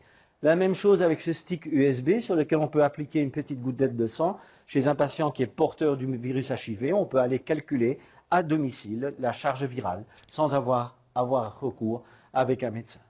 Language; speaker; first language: French; native; French